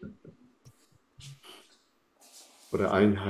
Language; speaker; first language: German; non-native, fluent; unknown